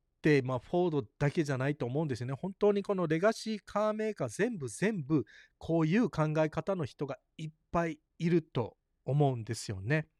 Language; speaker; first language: Japanese; early bilingual, heritage; Japanese